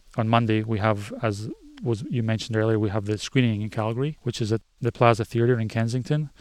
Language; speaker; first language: English; native; English